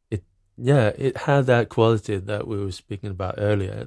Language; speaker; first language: English; non-native, fluent; Swedish